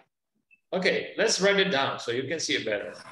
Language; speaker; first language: English; non-native, fluent; Spanish